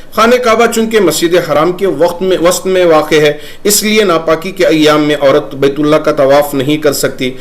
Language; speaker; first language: Urdu; native; Urdu